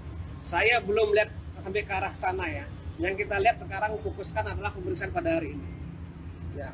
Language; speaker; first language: Indonesian; native; Indonesian